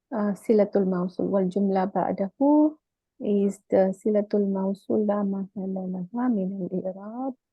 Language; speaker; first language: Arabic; non-native, learner; Malay